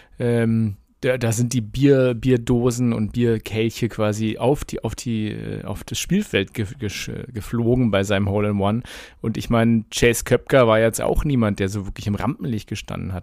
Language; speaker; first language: German; native; German